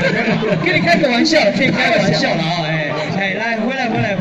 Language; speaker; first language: Chinese; native; Chinese